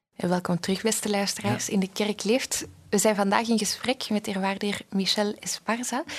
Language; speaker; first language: Dutch; native; Dutch